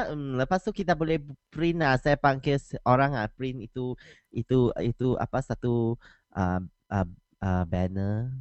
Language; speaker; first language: Malay; non-native, local second language; Chinese